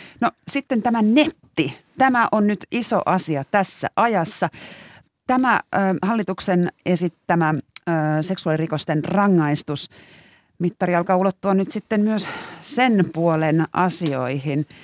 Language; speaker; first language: Finnish; native; Finnish